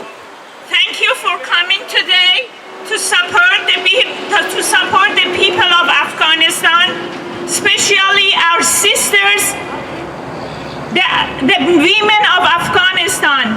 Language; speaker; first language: English; non-native, fluent; Persian